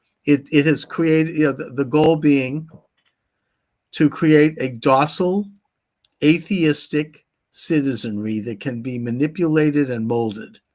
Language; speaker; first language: English; native; English